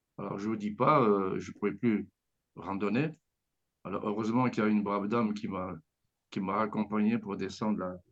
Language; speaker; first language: French; native; French